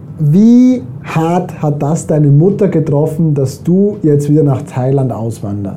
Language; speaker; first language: German; native; German